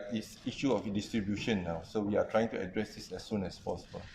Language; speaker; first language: English; non-native, local second language; Malay